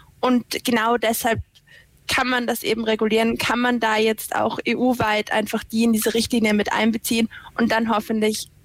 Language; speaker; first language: German; native; German